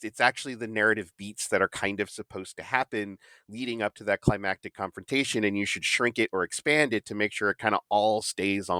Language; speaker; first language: English; native; English